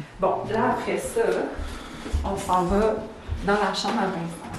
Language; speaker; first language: French; native; French